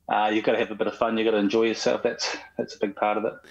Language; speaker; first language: English; native; English